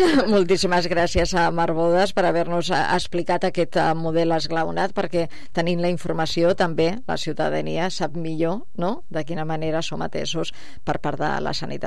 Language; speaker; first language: Catalan; native; Catalan